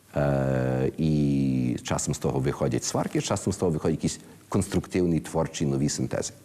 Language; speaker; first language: Ukrainian; early bilingual, heritage; Ukrainian